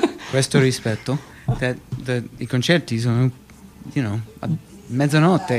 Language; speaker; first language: Italian; non-native, learner; English